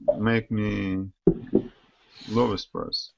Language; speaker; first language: English; non-native, learner; Russian